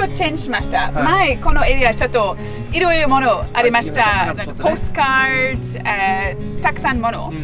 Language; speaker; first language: Japanese; non-native, learner; English